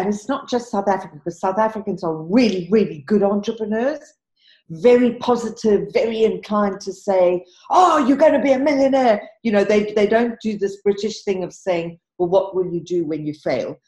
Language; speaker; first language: English; native; English